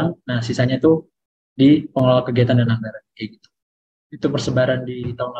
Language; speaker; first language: Indonesian; native; Indonesian